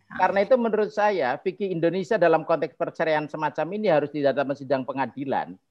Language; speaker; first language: Indonesian; non-native, local second language; Javanese